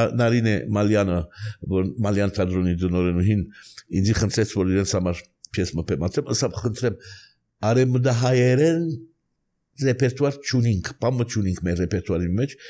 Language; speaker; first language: Armenian; early bilingual, heritage; Armenian